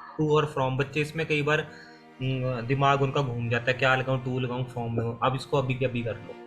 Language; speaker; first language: Hindi; native; Hindi